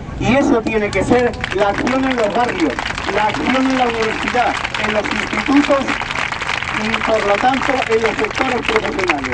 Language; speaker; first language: Spanish; native; Spanish